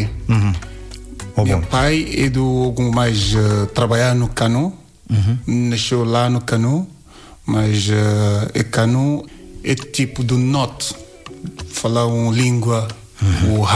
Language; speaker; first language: Portuguese; non-native, learner; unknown